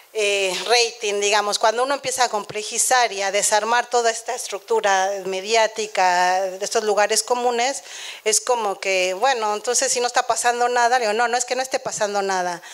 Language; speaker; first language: Spanish; native; Spanish